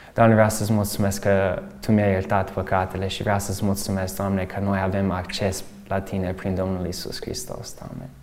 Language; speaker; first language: Romanian; early bilingual, other home language; English